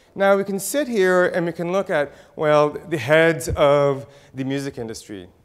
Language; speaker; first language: English; native; English